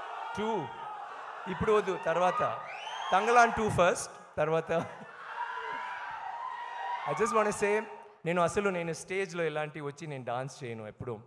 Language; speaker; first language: Telugu; non-native, learner; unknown